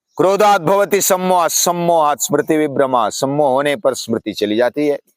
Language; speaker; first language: Hindi; non-native, local second language; Marathi